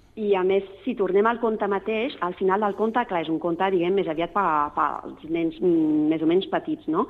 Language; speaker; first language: Catalan; non-native, fluent; French